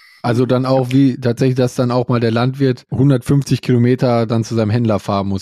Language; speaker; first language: German; native; German